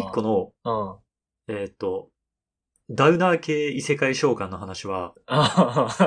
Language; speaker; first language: Japanese; native; Japanese